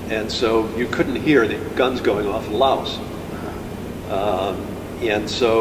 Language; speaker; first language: English; native; English